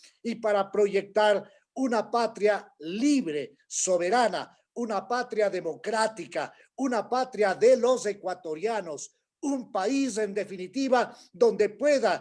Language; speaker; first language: Spanish; native; Spanish